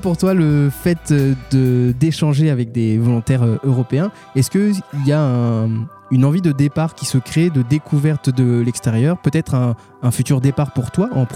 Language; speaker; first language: French; native; French